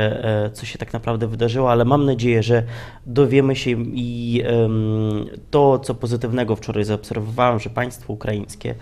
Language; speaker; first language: Polish; non-native, fluent; Ukrainian